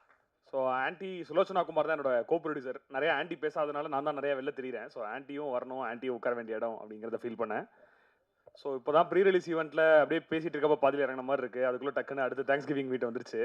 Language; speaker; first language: Tamil; native; Tamil